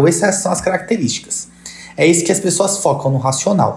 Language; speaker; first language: Portuguese; native; Portuguese